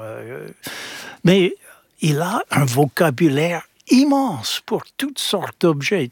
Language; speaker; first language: French; non-native, fluent; English